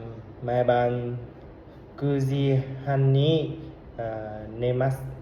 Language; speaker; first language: Japanese; non-native, learner; Vietnamese